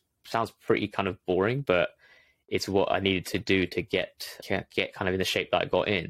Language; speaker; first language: English; native; English